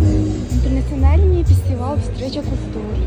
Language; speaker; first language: Russian; non-native, learner; Mongolian